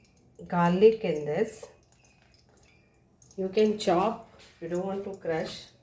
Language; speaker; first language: English; non-native, local second language; Konkani